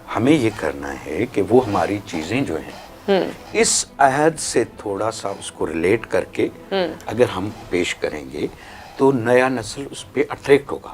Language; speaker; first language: Urdu; non-native, local second language; Sindhi